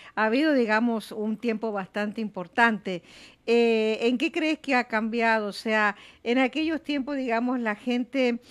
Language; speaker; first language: Spanish; native; Spanish